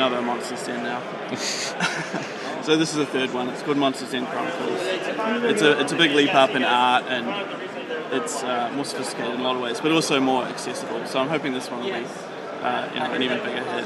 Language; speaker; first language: English; native; English